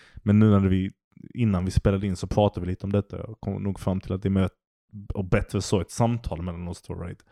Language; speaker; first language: Swedish; early bilingual, other home language; Turkish